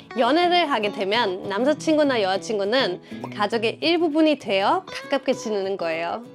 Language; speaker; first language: Korean; non-native, fluent; German